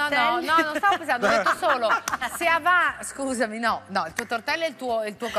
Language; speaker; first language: Italian; native; Italian